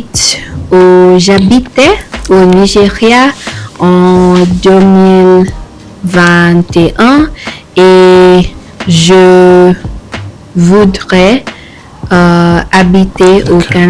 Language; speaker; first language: French; non-native, learner; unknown